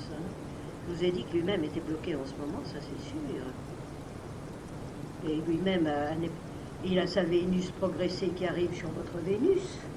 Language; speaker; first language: French; native; French